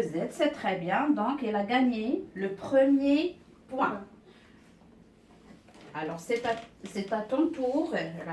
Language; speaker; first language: French; non-native, local second language; Arabic